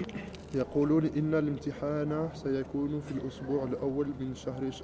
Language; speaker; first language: Arabic; non-native, learner; French